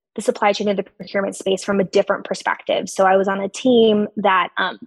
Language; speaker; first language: English; native; English